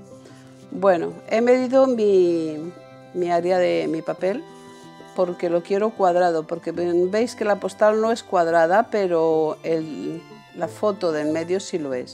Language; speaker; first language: Spanish; native; Spanish